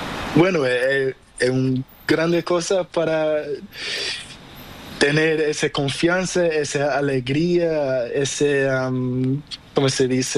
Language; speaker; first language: Spanish; non-native, learner; Portuguese